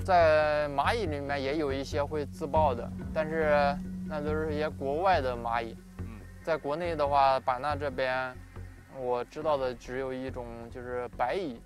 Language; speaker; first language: Chinese; native; Chinese